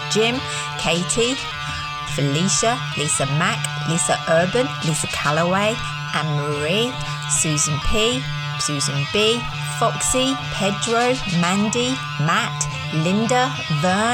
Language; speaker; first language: English; native; English